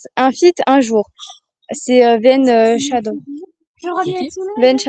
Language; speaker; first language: French; native; French